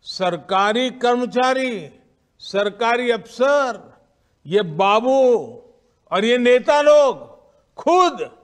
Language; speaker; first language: Hindi; non-native, local second language; Gujarati